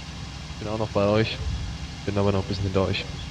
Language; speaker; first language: German; native; German